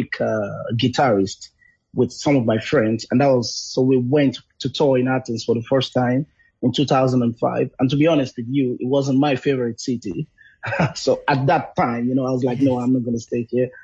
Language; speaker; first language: English; non-native, local second language; Yoruba